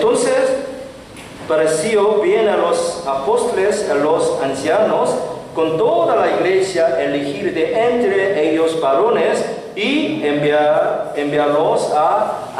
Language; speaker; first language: Spanish; non-native, learner; Korean